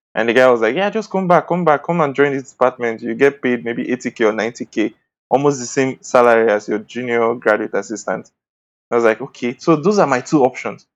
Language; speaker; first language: English; non-native, local second language; Bini